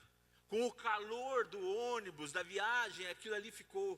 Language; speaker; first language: Portuguese; native; Portuguese